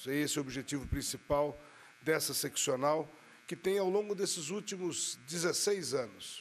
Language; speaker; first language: Portuguese; native; Portuguese